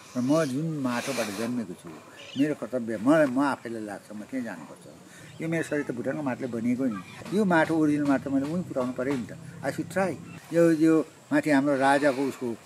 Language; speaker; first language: Nepali; native; Nepali